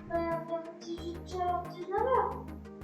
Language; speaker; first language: French; native; French